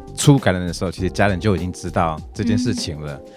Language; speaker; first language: Chinese; non-native, local second language; Min Nan Chinese